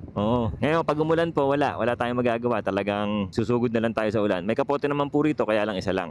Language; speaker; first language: Filipino; native; Filipino